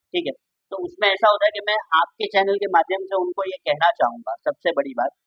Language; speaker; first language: Hindi; non-native, local second language; Gujarati